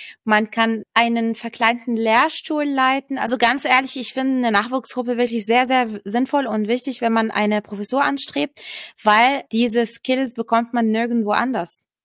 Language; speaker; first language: German; non-native, fluent; Arabic